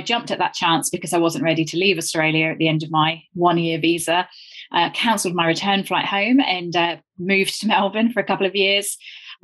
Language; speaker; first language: English; native; English